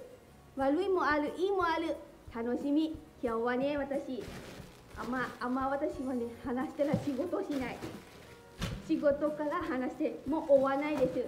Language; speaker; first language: Japanese; non-native, learner; Lao